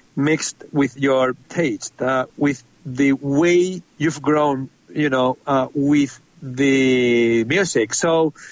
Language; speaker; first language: English; non-native, fluent; Spanish